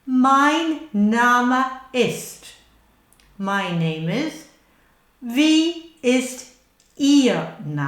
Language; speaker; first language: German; non-native, fluent; English